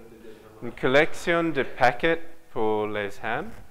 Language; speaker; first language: French; non-native, learner; English